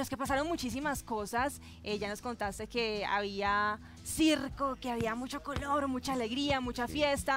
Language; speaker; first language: Spanish; native; Spanish